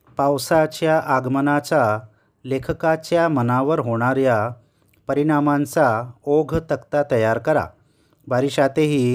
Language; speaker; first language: Hindi; native; Hindi